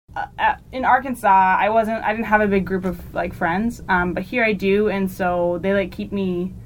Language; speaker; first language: English; native; English